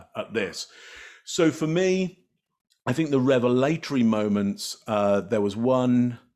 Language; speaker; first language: English; native; English